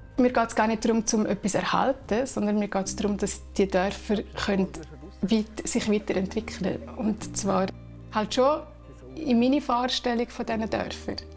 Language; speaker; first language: German; non-native, local second language; Romansh